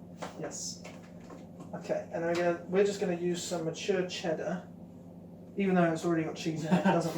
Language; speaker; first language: English; native; English